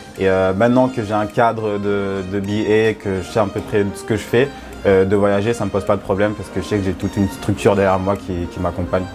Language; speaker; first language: French; native; French